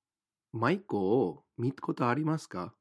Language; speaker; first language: Japanese; non-native, fluent; English